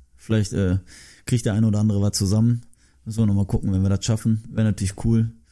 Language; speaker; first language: German; early bilingual, other home language; Turkish